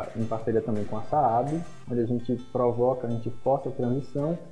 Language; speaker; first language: Portuguese; native; Portuguese